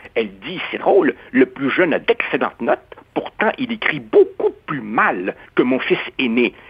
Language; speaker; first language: French; early bilingual, other home language; Spanish